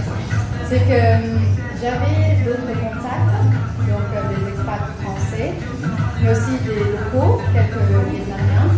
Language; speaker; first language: French; early bilingual, other home language; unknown